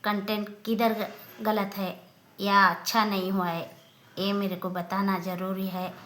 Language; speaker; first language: Hindi; non-native, local second language; Kannada